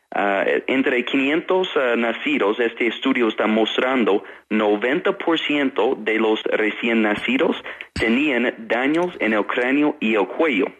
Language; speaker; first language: Spanish; non-native, fluent; English